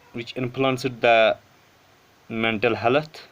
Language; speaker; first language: English; non-native, local second language; Urdu